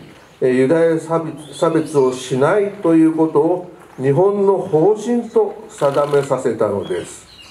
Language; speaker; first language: Japanese; native; Japanese